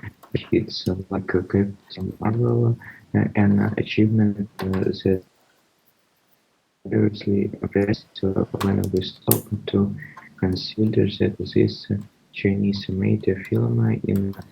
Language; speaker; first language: English; non-native, learner; Russian